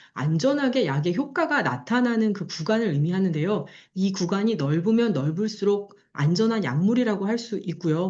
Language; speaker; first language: Korean; native; Korean